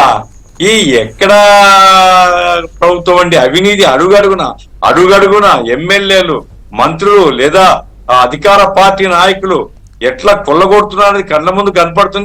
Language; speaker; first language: Telugu; native; Telugu